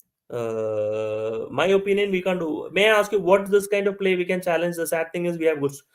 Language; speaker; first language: English; non-native, local second language; Malayalam